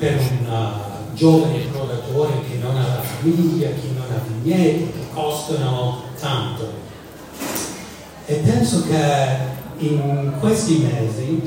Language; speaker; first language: Italian; non-native, fluent; English